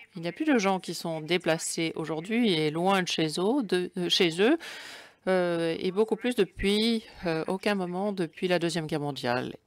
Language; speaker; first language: French; non-native, fluent; German